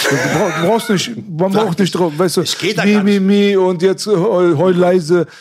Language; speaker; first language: German; native; German